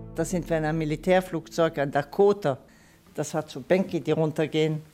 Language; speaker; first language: German; non-native, fluent; Italian